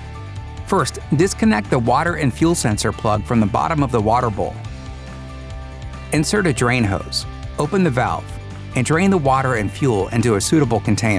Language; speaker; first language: English; native; English